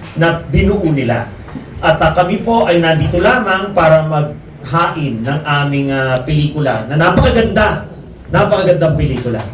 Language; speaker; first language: Filipino; native; Filipino